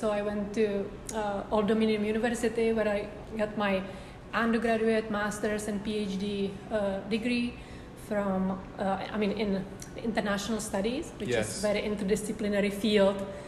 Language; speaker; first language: English; non-native, fluent; Czech